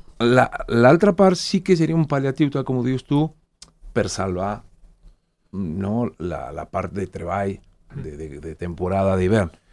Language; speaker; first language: Catalan; non-native, fluent; Spanish